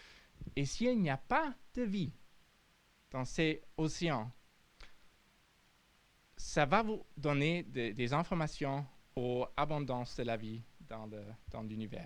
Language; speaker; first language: French; non-native, fluent; German